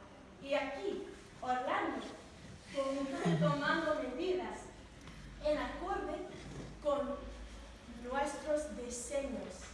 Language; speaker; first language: Spanish; non-native, learner; English